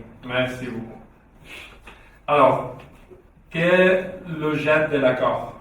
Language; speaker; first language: French; non-native, learner; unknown